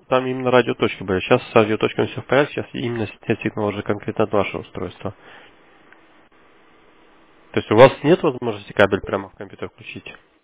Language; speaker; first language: Russian; native; Russian